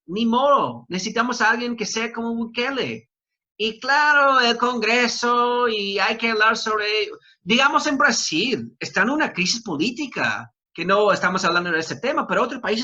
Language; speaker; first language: Spanish; non-native, fluent; English